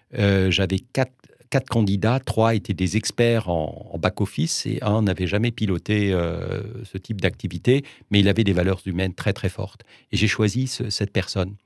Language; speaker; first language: French; non-native, local second language; Swiss German